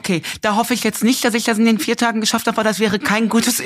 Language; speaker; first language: German; native; German